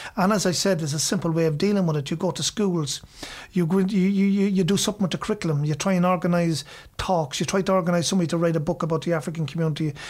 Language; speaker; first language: English; native; English